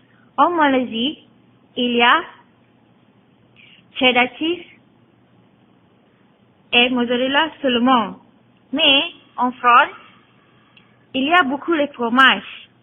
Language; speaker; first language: French; non-native, learner; Malay